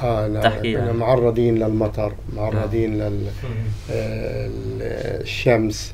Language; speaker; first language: Arabic; native; Arabic